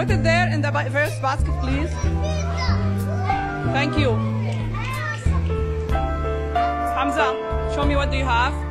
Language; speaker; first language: English; non-native, learner; Arabic